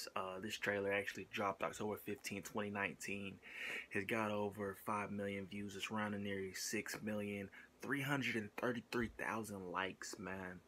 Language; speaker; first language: English; native; English